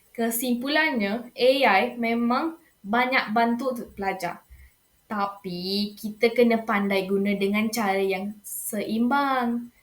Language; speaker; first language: Malay; non-native, local second language; Tamil